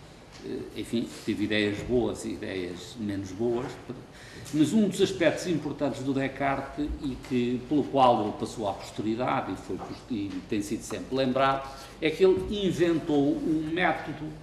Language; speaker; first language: Portuguese; native; Portuguese